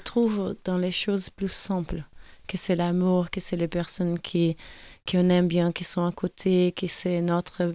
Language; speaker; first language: French; non-native, fluent; Portuguese